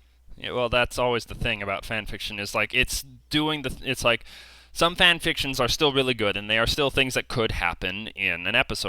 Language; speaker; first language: English; native; English